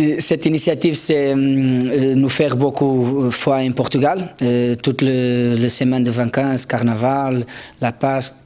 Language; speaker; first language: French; non-native, learner; Portuguese